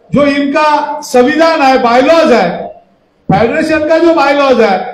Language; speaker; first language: Hindi; non-native, local second language; Marathi